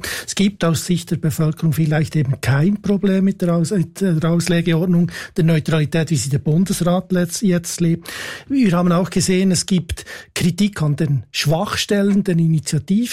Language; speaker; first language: German; native; German